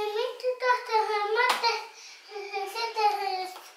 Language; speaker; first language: Icelandic; non-native, learner; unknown